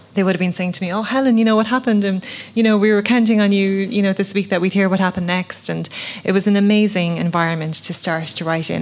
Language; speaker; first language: English; native; English